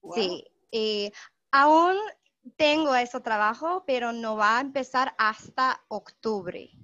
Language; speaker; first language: Spanish; non-native, fluent; English